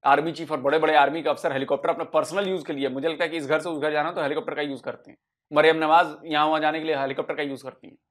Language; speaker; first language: Hindi; native; Hindi